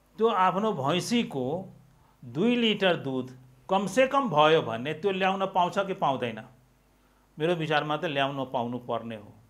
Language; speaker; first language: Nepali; non-native, local second language; Maithili